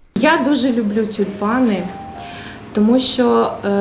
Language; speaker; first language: Ukrainian; non-native, fluent; Tajik